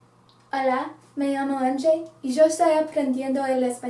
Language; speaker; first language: Spanish; early bilingual, heritage; English